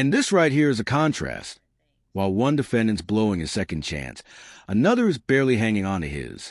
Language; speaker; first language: English; native; English